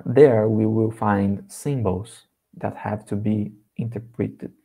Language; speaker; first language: English; non-native, learner; Portuguese